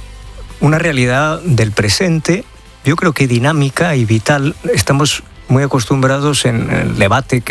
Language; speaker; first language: Spanish; native; Spanish